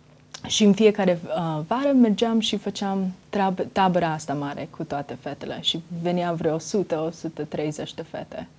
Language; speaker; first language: Romanian; early bilingual, heritage; Romanian